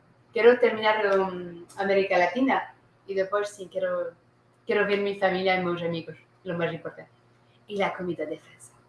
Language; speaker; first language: Portuguese; non-native, learner; French